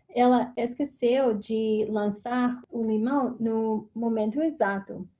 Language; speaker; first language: Portuguese; non-native, learner; English